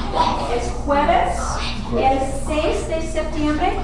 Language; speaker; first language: Spanish; non-native, learner; English